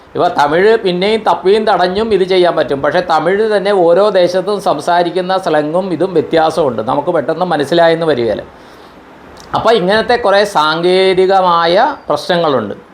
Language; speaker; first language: Malayalam; non-native, local second language; Konkani